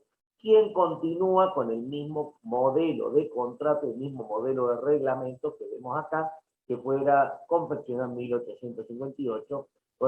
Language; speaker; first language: Spanish; native; Spanish